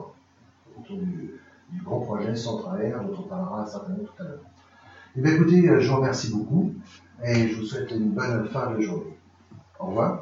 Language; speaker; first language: French; native; French